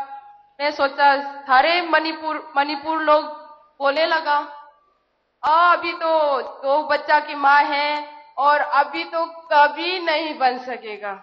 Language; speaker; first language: Hindi; non-native, local second language; Manipuri